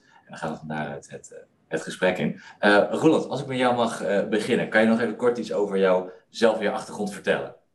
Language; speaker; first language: Dutch; native; Dutch